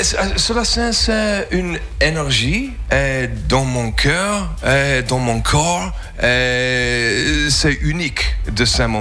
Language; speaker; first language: French; non-native, learner; English